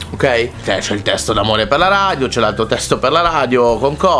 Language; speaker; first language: Italian; native; Italian